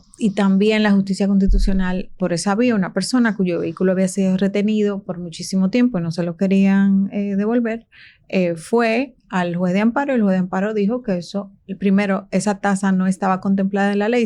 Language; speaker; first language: Spanish; native; Spanish